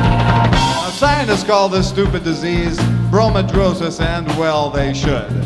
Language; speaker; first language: English; native; English